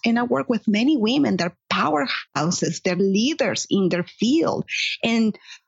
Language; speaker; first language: English; non-native, fluent; Spanish